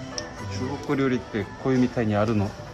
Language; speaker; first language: Japanese; non-native, fluent; Korean